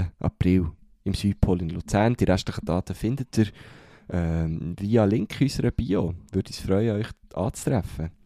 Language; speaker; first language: German; native; German